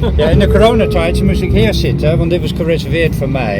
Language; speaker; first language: Dutch; native; Dutch